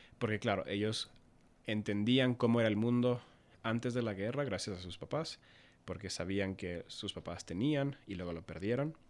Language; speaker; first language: Spanish; native; Spanish